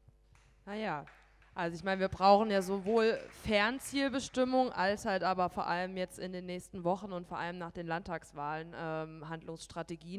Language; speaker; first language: German; native; German